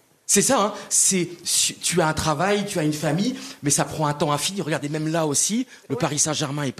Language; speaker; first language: French; native; French